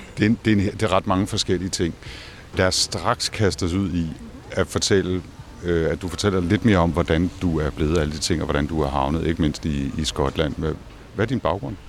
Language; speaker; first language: Danish; native; Danish